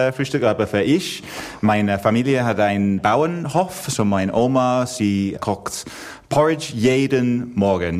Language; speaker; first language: German; non-native, learner; English